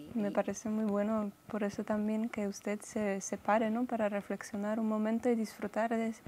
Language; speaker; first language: Spanish; non-native, fluent; Polish